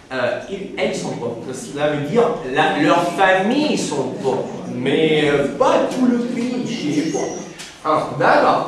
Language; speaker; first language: French; non-native, fluent; Russian